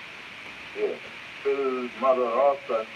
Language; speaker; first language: Arabic; non-native, learner; English